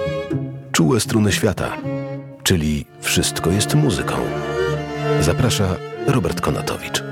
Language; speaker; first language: Polish; native; Polish